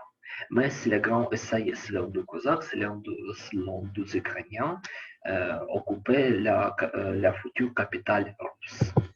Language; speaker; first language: French; non-native, learner; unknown